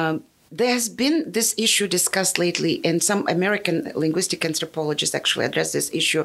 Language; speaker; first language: English; non-native, fluent; Yakut